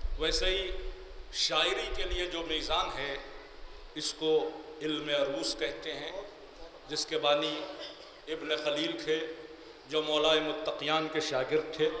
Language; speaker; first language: Urdu; native; Urdu